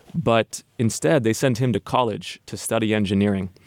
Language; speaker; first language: English; native; English